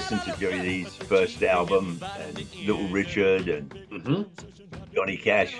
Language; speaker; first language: English; native; English